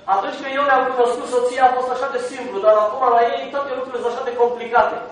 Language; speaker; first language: Romanian; non-native, fluent; German